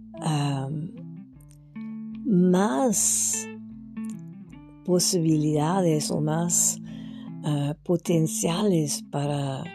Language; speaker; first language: Spanish; non-native, fluent; French